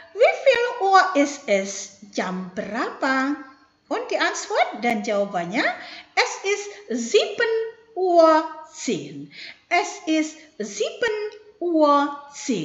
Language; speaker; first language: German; non-native, fluent; Indonesian